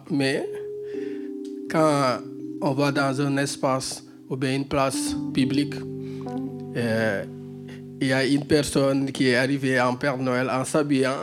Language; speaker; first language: French; non-native, local second language; Wolof